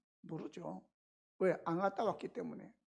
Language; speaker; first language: Korean; native; Korean